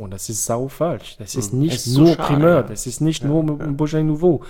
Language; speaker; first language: German; non-native, fluent; French